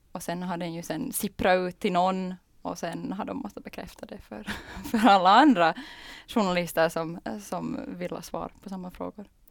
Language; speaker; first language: Swedish; native; Swedish